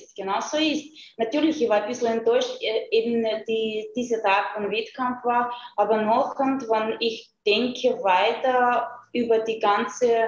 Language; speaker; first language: German; non-native, fluent; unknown